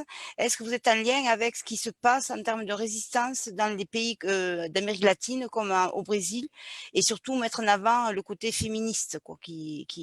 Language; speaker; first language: French; native; French